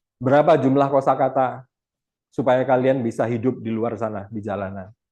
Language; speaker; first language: Indonesian; non-native, local second language; Achinese